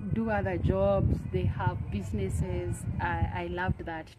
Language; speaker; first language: English; non-native, local second language; Kalenjin